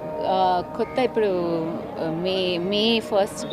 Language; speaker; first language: Telugu; non-native, learner; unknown